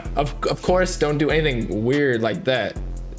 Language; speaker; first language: English; native; English